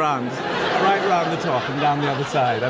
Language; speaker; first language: English; native; English